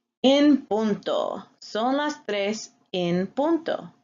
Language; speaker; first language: Spanish; non-native, fluent; English